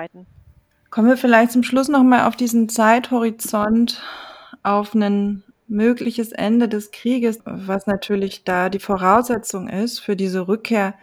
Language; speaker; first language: German; native; German